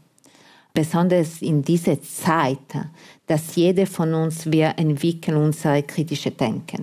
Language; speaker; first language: German; non-native, fluent; Italian